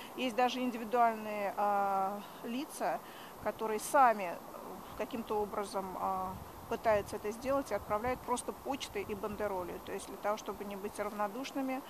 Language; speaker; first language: Russian; native; Russian